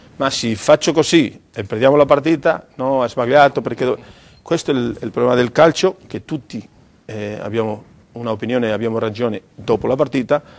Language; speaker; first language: Italian; non-native, fluent; Spanish